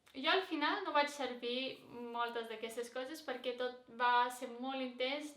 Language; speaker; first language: Catalan; non-native, fluent; Greek